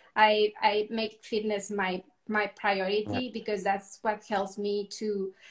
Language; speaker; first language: English; non-native, fluent; Spanish